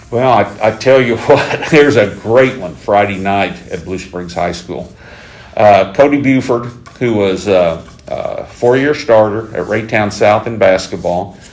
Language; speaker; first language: English; native; English